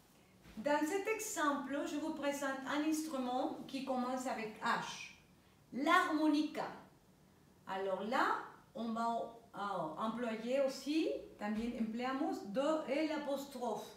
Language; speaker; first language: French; non-native, fluent; Spanish